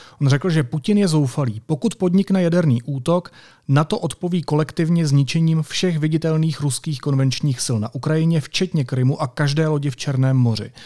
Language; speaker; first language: Czech; native; Czech